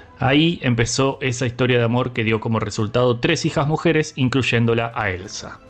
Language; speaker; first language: Spanish; native; Spanish